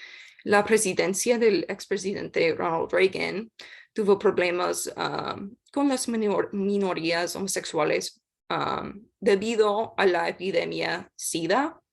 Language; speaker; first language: Spanish; non-native, learner; English